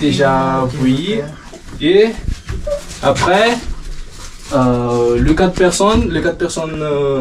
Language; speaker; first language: French; non-native, learner; Malagasy